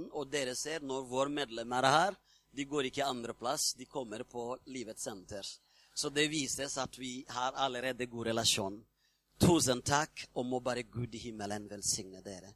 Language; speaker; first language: Norwegian; non-native, fluent; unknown